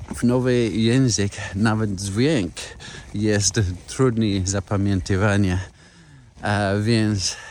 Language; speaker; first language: Polish; non-native, learner; English